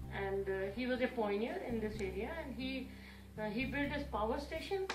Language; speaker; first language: English; non-native, local second language; Hindi